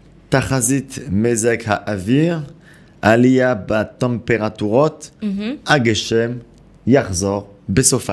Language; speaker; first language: Hebrew; non-native, learner; French